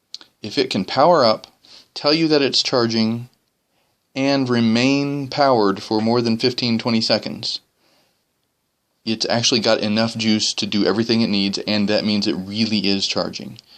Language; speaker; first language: English; native; English